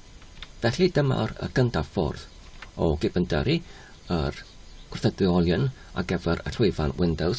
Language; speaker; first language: Welsh; non-native, learner; English